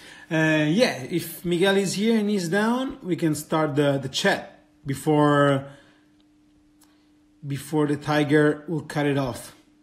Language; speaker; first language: English; non-native, fluent; Italian